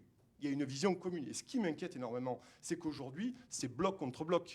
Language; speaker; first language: French; native; French